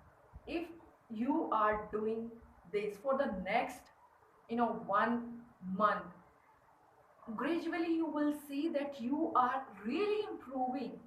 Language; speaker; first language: English; non-native, learner; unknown